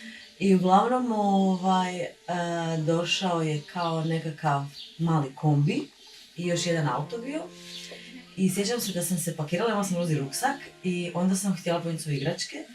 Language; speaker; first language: Bosnian; native; Bosnian